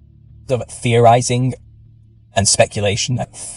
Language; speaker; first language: English; native; English